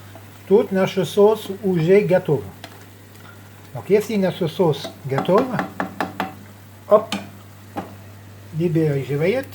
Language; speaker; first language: Russian; non-native, learner; French